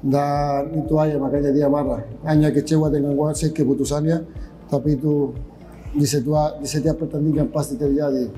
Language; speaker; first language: Indonesian; non-native, fluent; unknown